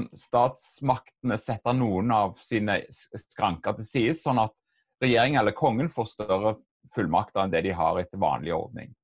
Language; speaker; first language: Norwegian; native; Norwegian